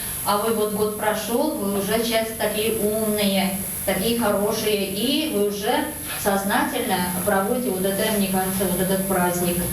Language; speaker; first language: Russian; non-native, local second language; Bashkir